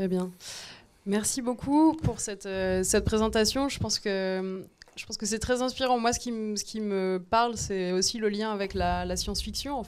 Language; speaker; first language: French; native; French